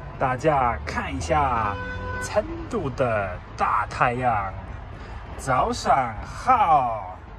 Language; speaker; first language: Chinese; non-native, fluent; German